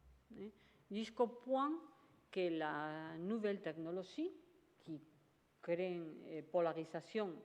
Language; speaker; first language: French; non-native, fluent; Spanish